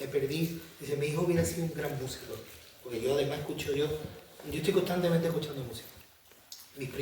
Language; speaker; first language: Spanish; native; Spanish